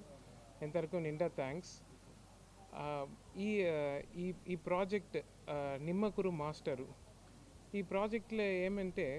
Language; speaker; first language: Telugu; non-native, learner; Tamil